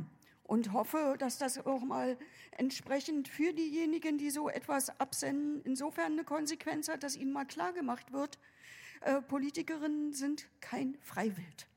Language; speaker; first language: German; native; German